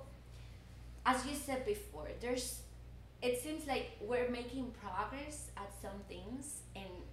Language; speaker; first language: English; non-native, fluent; Spanish